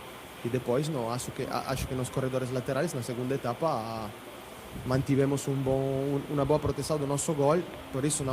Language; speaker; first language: Portuguese; non-native, fluent; Italian